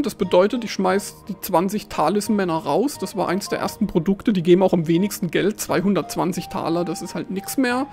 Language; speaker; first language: German; native; German